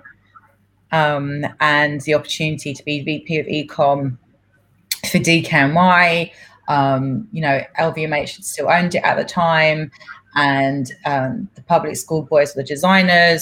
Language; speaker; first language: English; non-native, local second language; Greek